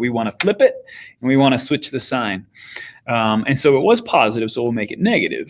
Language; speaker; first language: English; native; English